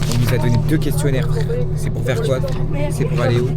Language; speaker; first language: French; native; French